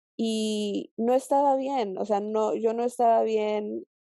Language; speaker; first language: Spanish; early bilingual, heritage; Spanish